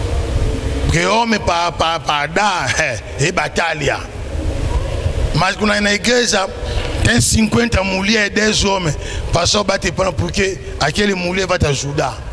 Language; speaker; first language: Portuguese; non-native, learner; Lingala